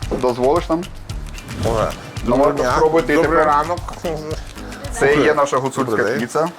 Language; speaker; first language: Ukrainian; native; Ukrainian